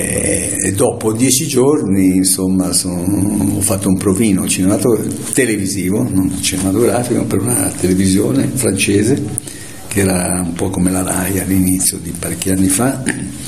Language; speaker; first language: Italian; native; Italian